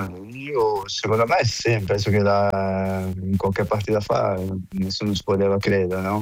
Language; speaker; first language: Italian; non-native, fluent; Portuguese